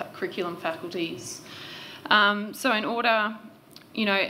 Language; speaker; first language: English; native; English